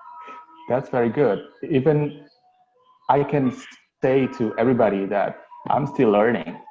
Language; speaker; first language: English; non-native, local second language; Indonesian